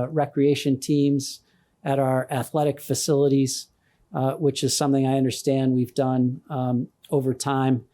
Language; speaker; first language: English; native; English